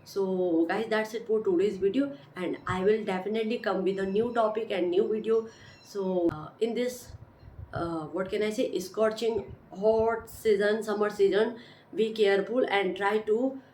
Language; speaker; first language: English; non-native, learner; Hindi